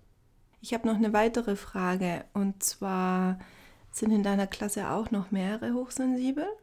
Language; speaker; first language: German; native; German